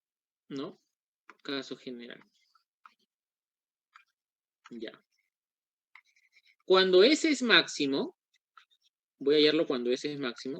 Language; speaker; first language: Spanish; native; Spanish